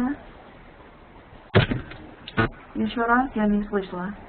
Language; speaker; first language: Russian; non-native, learner; English